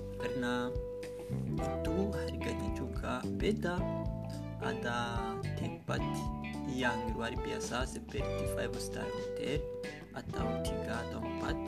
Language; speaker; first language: Indonesian; non-native, learner; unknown